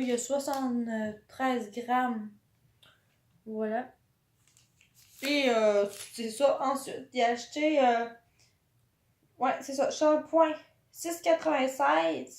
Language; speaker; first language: French; native; French